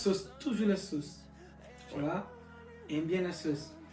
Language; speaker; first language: French; non-native, learner; Portuguese